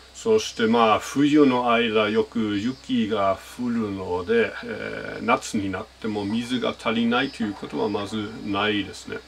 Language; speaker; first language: Japanese; non-native, fluent; German